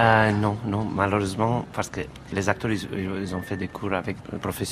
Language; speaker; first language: French; non-native, fluent; Romanian